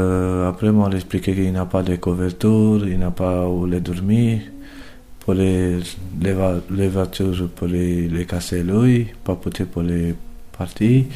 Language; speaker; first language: French; non-native, learner; Romanian